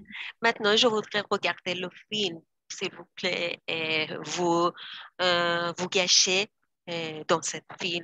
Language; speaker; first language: French; non-native, learner; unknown